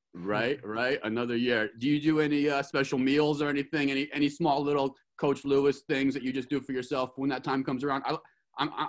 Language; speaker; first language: English; native; English